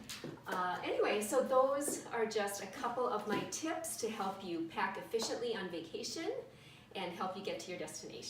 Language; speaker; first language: English; native; English